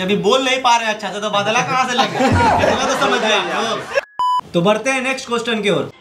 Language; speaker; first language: Hindi; native; Hindi